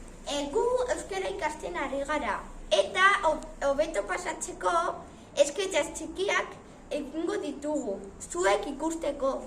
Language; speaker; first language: Basque; non-native, learner; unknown